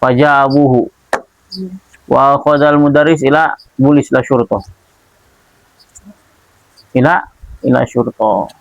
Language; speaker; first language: Arabic; non-native, fluent; Indonesian